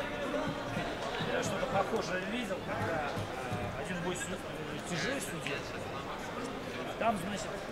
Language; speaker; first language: Russian; native; Russian